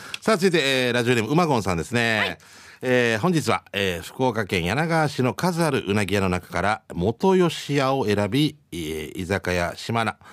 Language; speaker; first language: Japanese; native; Japanese